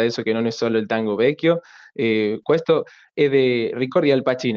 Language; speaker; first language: Italian; non-native, learner; Spanish